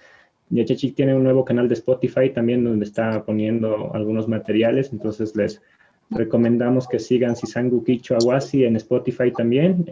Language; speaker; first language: Spanish; native; Spanish